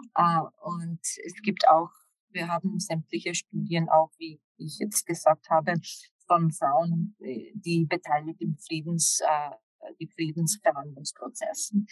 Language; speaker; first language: German; non-native, fluent; English